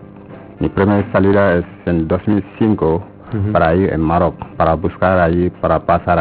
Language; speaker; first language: Spanish; non-native, learner; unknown